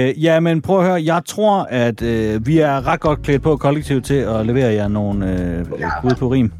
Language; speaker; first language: Danish; native; Danish